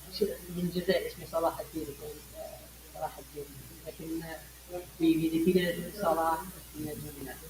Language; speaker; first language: Arabic; native; Arabic